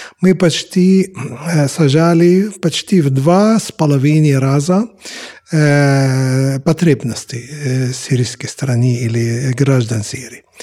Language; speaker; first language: Russian; non-native, fluent; Arabic